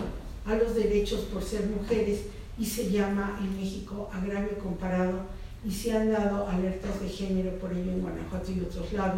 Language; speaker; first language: Spanish; native; Spanish